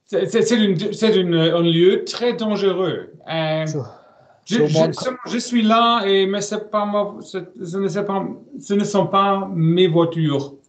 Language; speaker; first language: French; non-native, learner; German